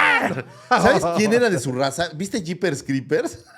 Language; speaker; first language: Spanish; native; Spanish